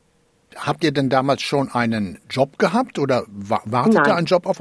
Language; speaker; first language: German; native; German